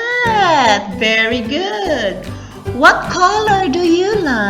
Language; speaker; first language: English; non-native, learner; Thai